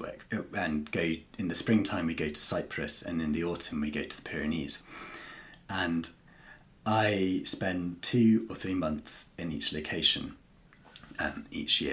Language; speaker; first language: English; native; English